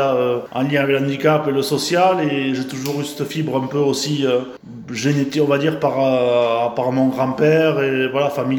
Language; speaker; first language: French; native; French